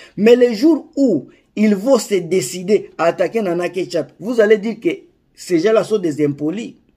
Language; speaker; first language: French; non-native, local second language; Lingala